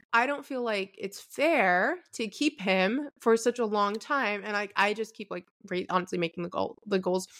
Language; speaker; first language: English; early bilingual, other home language; Arabic